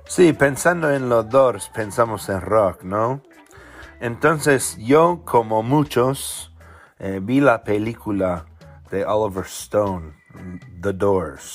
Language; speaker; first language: Spanish; non-native, fluent; English